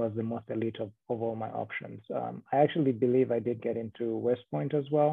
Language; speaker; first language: English; non-native, local second language; Kinyarwanda